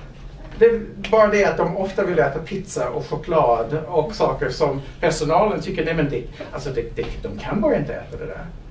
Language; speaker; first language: Swedish; non-native, fluent; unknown